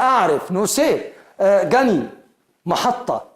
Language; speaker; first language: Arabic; non-native, fluent; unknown